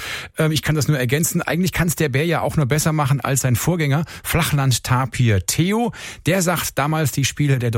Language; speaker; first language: German; native; German